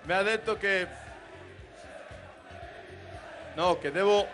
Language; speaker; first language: Italian; non-native, learner; Spanish